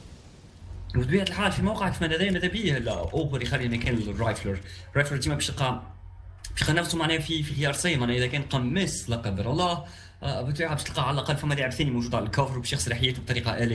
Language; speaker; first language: Arabic; native; Arabic